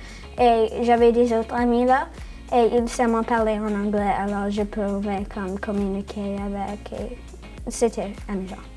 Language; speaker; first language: French; non-native, local second language; English